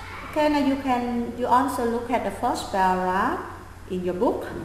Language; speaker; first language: English; non-native, fluent; Vietnamese